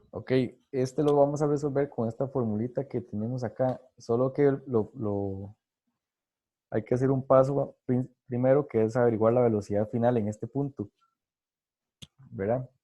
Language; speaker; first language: Spanish; native; Spanish